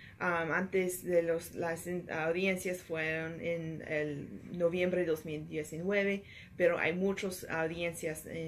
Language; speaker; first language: Spanish; non-native, learner; English